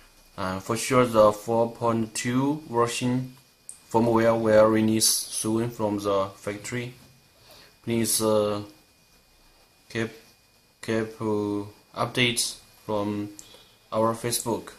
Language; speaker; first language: English; non-native, learner; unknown